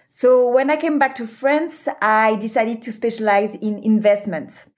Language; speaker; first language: English; non-native, fluent; French